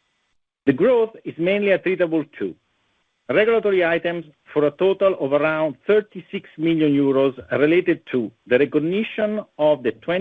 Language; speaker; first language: English; non-native, fluent; Italian